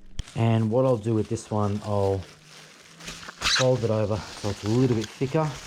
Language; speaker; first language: English; native; English